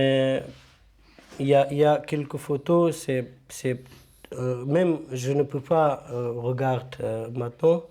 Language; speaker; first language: French; non-native, learner; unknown